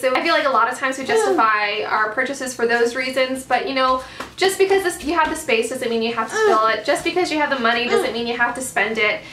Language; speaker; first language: English; native; English